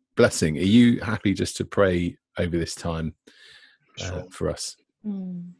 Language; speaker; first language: English; native; English